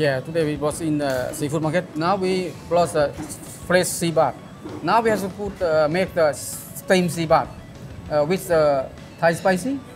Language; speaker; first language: English; non-native, learner; Thai